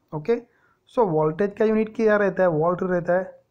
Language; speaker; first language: Hindi; non-native, local second language; Gujarati